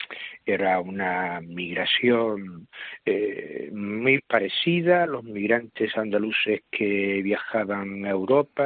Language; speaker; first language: Spanish; native; Spanish